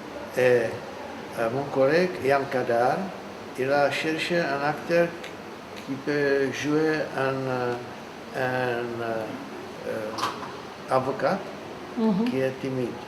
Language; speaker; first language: French; non-native, fluent; Czech